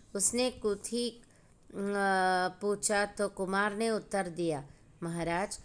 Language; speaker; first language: Hindi; non-native, local second language; Malayalam